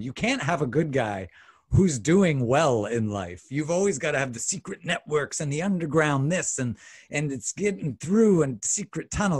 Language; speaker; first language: English; native; English